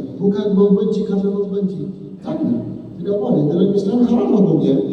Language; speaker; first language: Indonesian; non-native, learner; Arabic